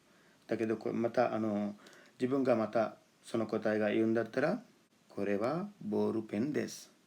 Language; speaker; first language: Japanese; non-native, fluent; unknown